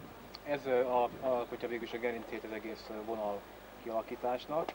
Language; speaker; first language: Hungarian; native; Hungarian